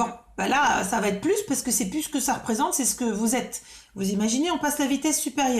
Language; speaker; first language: French; native; French